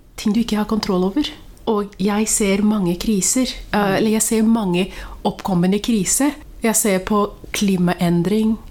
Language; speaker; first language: Norwegian; early bilingual, other home language; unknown